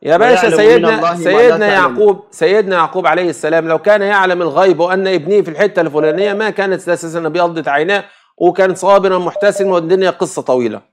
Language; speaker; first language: Arabic; native; Arabic